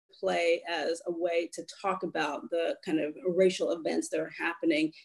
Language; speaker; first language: English; native; English